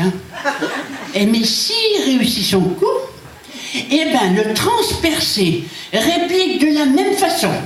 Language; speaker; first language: French; native; French